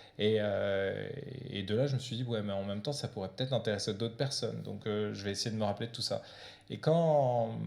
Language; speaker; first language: French; early bilingual, other home language; Portuguese